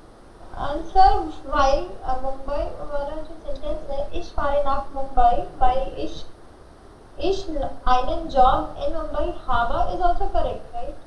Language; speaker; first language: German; non-native, learner; Hindi